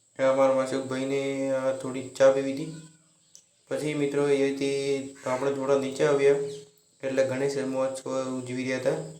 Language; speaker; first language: Gujarati; native; Gujarati